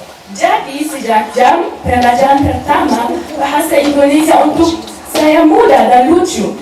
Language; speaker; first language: Indonesian; non-native, learner; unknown